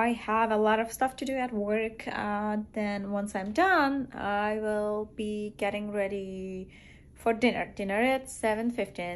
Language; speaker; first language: English; non-native, fluent; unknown